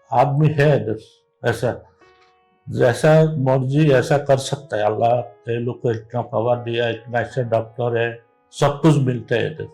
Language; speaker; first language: Hindi; non-native, learner; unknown